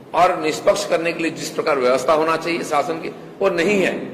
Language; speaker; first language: Hindi; non-native, local second language; Bangla